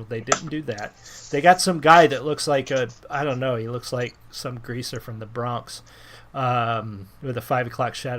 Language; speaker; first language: English; native; English